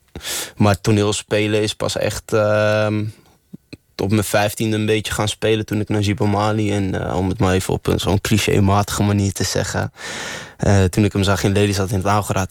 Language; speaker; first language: Dutch; early bilingual, other home language; Arabic